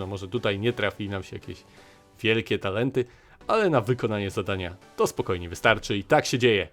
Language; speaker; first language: Polish; native; Polish